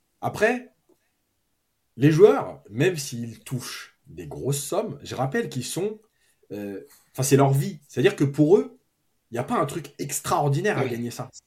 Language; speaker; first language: French; native; French